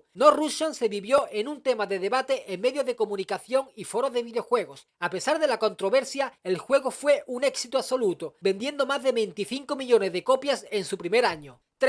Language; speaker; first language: Spanish; native; Spanish